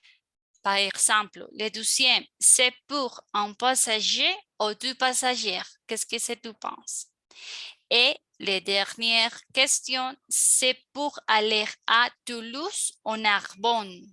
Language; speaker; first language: French; non-native, fluent; Spanish